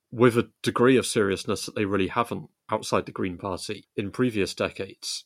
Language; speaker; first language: English; native; English